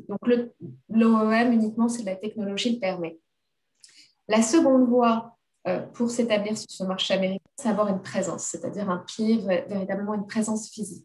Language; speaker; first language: French; native; French